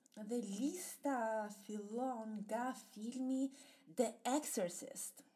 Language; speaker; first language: Albanian; early bilingual, heritage; Albanian